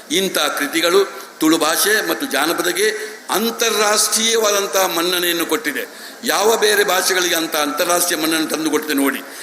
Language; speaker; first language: Kannada; non-native, local second language; Tulu